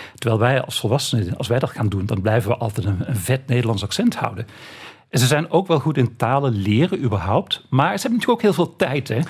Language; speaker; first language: Dutch; native; Dutch